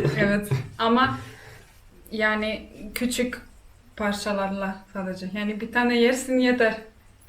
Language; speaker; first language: Turkish; non-native, fluent; Polish